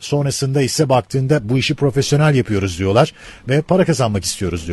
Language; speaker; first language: Turkish; native; Turkish